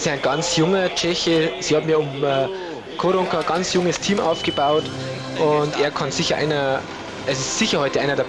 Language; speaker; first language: German; native; German